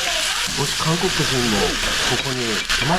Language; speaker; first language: Japanese; non-native, learner; Korean